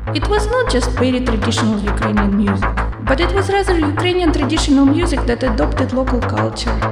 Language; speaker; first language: English; non-native, fluent; Ukrainian